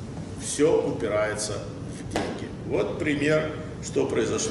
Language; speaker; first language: Russian; early bilingual, other home language; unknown